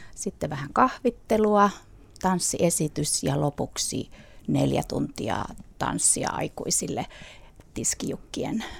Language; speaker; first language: Finnish; native; Finnish